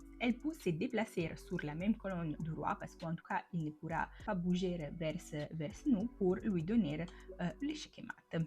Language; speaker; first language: French; non-native, fluent; Italian